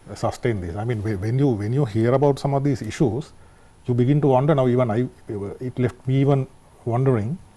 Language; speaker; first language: English; non-native, local second language; Sinhala